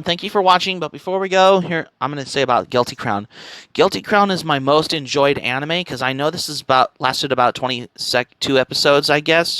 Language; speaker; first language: English; native; English